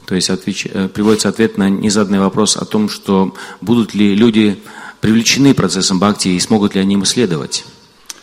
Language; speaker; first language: Russian; native; Russian